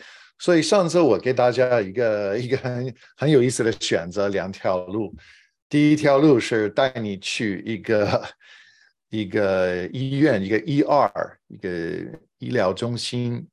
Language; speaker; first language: Chinese; non-native, fluent; English